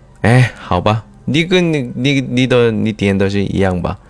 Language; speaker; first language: Chinese; non-native, fluent; Korean